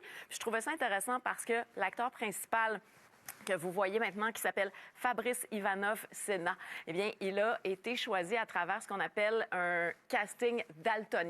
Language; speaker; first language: French; native; French